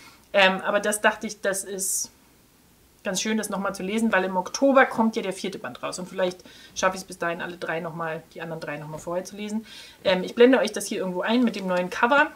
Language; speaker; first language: German; native; German